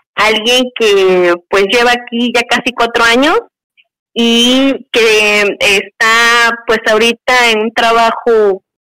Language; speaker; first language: Spanish; native; Spanish